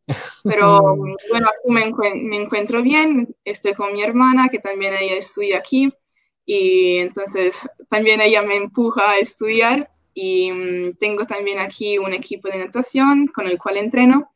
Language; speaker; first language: Spanish; non-native, local second language; Italian